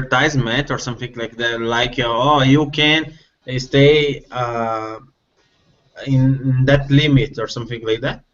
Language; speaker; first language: English; non-native, learner; Portuguese